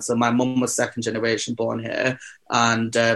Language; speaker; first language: English; native; English